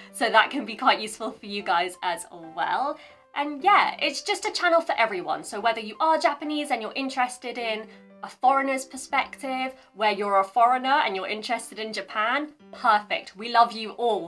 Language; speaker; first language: English; native; English